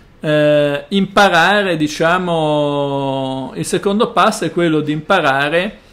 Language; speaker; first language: Italian; native; Italian